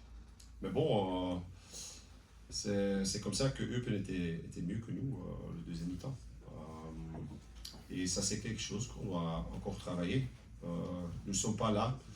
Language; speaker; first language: French; non-native, local second language; Dutch